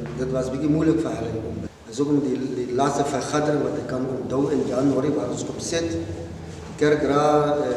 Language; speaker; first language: Afrikaans; non-native, local second language; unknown